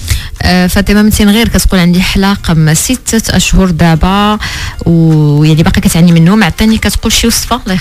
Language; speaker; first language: Arabic; native; Arabic